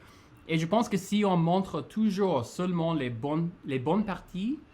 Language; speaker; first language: French; non-native, fluent; English